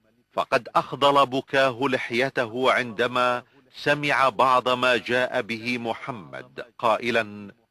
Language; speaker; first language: Arabic; native; Arabic